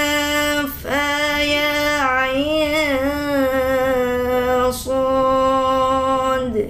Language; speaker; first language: Arabic; non-native, learner; Indonesian